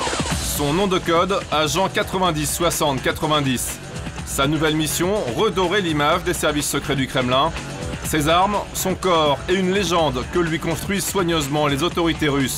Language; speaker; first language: French; native; French